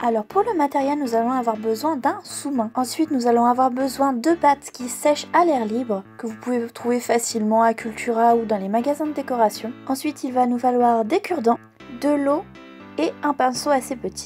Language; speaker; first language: French; native; French